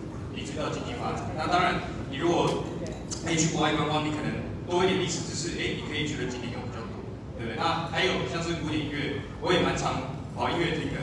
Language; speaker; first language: Chinese; native; Chinese